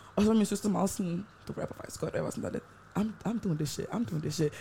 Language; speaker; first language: Danish; native; Danish